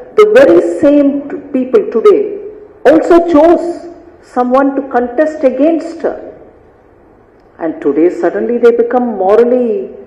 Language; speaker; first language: English; non-native, local second language; Tamil